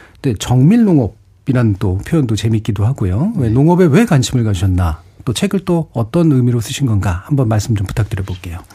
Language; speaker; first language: Korean; native; Korean